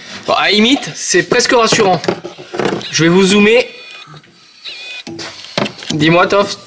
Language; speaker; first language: French; native; French